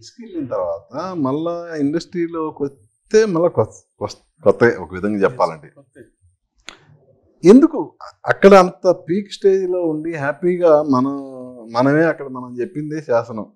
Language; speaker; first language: Telugu; native; Telugu